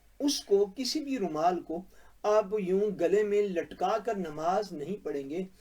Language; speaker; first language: Urdu; non-native, local second language; Punjabi